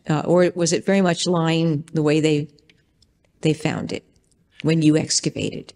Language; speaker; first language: English; native; English